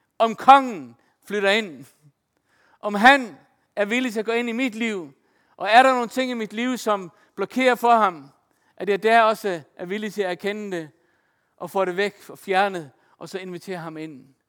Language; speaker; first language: Danish; non-native, local second language; Faroese